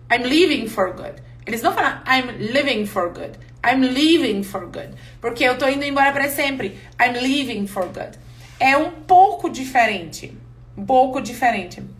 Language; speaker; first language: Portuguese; non-native, fluent; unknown